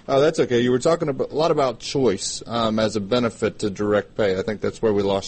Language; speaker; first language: English; native; English